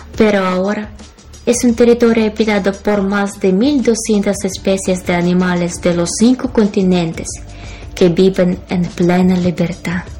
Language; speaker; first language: Spanish; non-native, fluent; Ukrainian